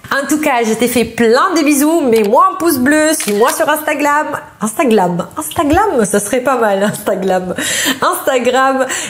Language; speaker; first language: French; non-native, fluent; Italian